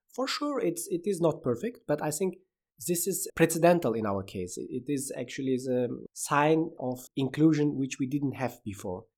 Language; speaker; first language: English; non-native, fluent; Uzbek